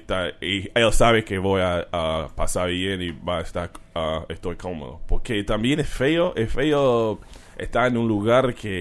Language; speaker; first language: Spanish; non-native, learner; English